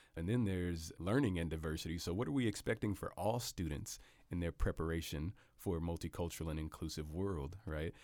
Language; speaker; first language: English; native; English